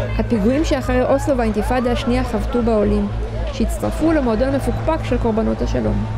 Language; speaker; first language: Hebrew; early bilingual, other home language; Russian